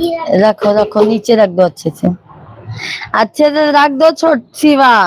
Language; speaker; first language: Hindi; non-native, local second language; Bhojpuri